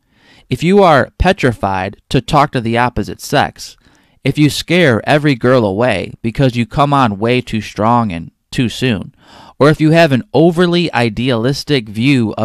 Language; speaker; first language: English; native; English